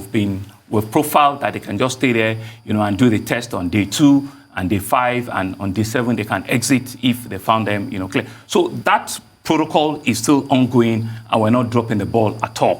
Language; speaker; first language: English; non-native, local second language; Yoruba